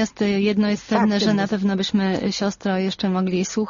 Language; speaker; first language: Polish; native; Polish